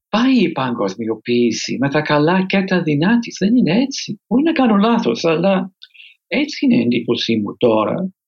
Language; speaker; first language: Greek; non-native, fluent; English